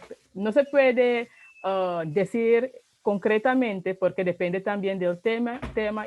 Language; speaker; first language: Spanish; non-native, fluent; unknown